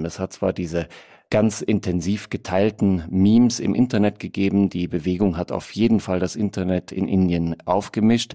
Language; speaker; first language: German; native; German